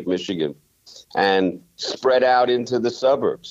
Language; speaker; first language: English; native; English